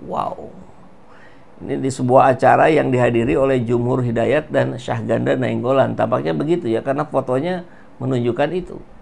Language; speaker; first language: Indonesian; native; Indonesian